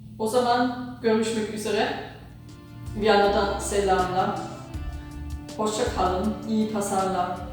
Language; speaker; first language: Turkish; non-native, learner; German